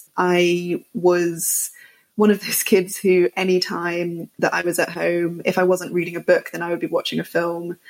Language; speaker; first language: English; native; English